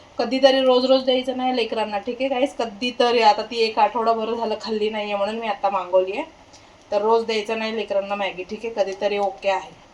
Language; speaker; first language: Marathi; non-native, local second language; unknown